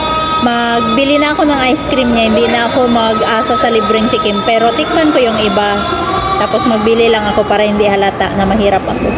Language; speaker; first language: Filipino; non-native, local second language; Cebuano